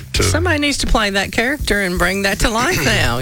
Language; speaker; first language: English; native; English